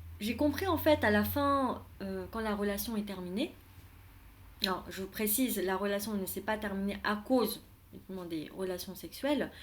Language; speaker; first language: French; non-native, fluent; Vietnamese